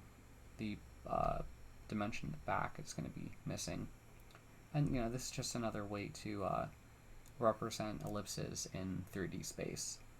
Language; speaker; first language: English; native; English